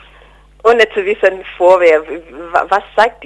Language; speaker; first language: German; non-native, learner; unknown